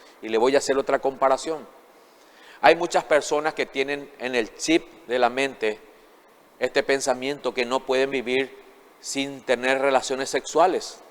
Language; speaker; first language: Spanish; native; Spanish